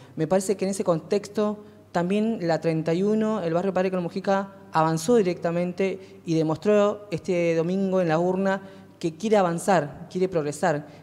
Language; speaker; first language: Spanish; native; Spanish